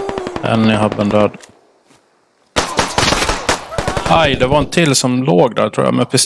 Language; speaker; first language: Swedish; native; Swedish